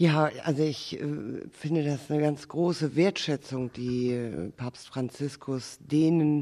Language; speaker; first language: German; native; German